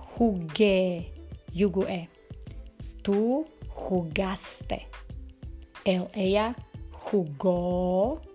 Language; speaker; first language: Spanish; non-native, fluent; Slovak